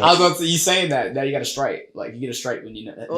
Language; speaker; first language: English; native; English